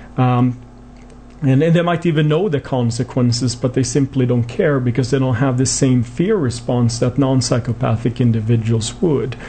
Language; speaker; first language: English; non-native, fluent; Swedish